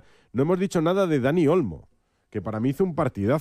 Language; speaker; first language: Spanish; native; Spanish